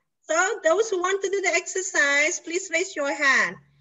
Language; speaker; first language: English; non-native, fluent; Indonesian